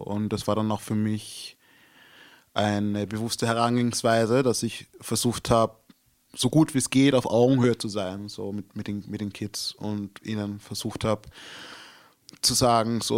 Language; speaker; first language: German; early bilingual, other home language; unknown